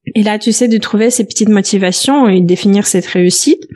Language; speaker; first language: French; non-native, fluent; Russian